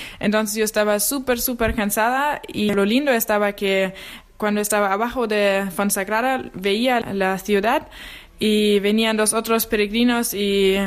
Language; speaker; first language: Spanish; non-native, fluent; German